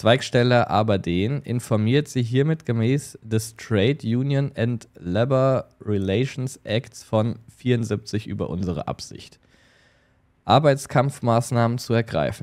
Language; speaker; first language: German; native; German